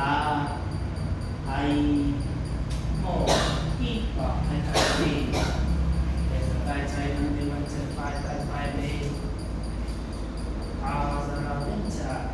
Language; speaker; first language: Vietnamese; non-native, learner; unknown